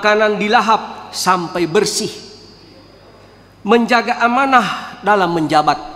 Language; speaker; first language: Indonesian; native; Indonesian